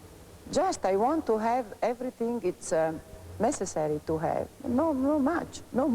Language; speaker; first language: English; non-native, learner; Italian